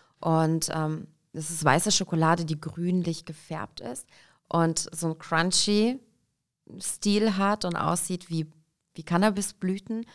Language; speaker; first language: German; early bilingual, other home language; Russian